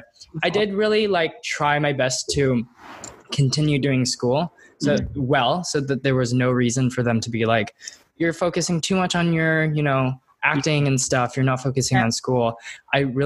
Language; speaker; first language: English; native; English